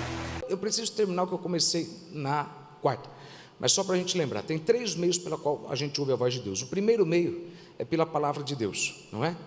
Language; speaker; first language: Portuguese; native; Portuguese